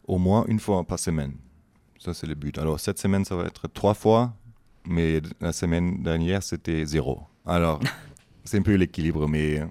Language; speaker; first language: French; non-native, fluent; German